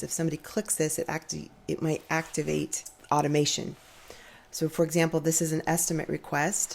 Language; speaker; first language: English; native; English